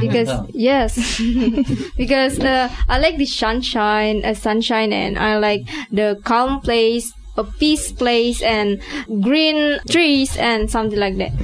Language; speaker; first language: English; non-native, learner; Indonesian